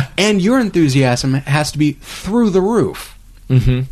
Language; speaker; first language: English; native; English